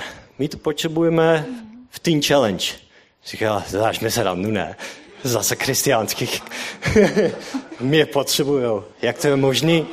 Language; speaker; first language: Czech; non-native, learner; Dutch